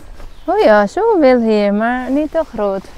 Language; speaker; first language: Dutch; non-native, learner; Filipino